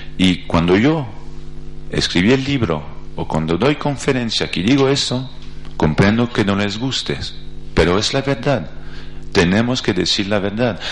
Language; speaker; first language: Spanish; non-native, fluent; French